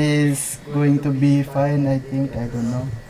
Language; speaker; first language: English; non-native, local second language; Cebuano